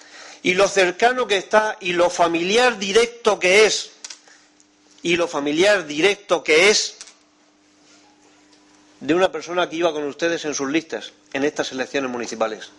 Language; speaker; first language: Spanish; native; Spanish